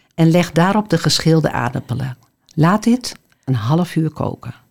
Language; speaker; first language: Dutch; native; Dutch